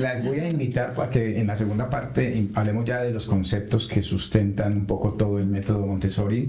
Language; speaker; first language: Spanish; native; Spanish